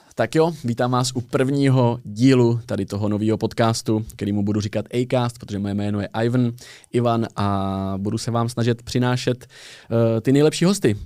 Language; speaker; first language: Czech; native; Czech